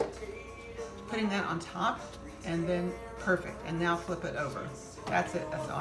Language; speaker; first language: English; native; English